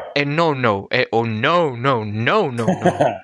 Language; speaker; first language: English; non-native, fluent; Greek